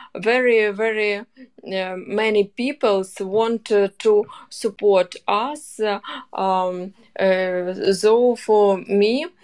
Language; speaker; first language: English; non-native, learner; Ukrainian